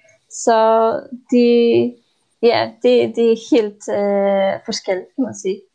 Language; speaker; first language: Danish; non-native, fluent; Polish